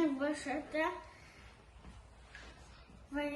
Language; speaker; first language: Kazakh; non-native, learner; Russian